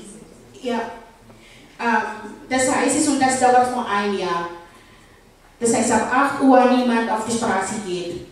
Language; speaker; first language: German; non-native, fluent; Arabic